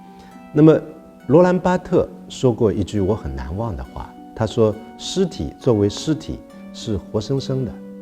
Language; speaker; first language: Chinese; native; Chinese